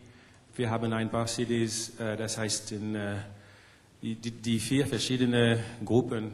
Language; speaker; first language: German; non-native, learner; French